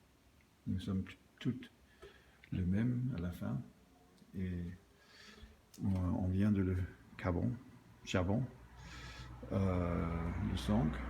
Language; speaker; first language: French; non-native, learner; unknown